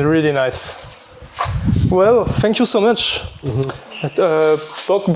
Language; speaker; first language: English; non-native, learner; French